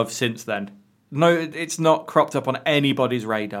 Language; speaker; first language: English; native; English